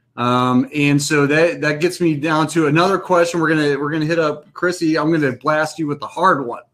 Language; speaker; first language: English; native; English